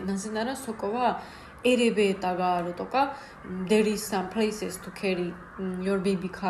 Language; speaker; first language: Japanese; non-native, learner; Georgian